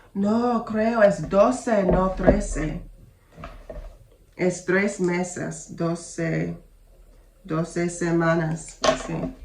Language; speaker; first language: Spanish; non-native, learner; English